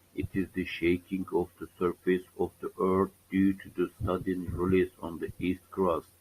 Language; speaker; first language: English; non-native, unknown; Turkish